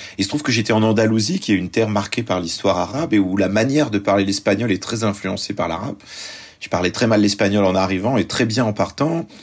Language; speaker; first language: French; early bilingual, other home language; Arabic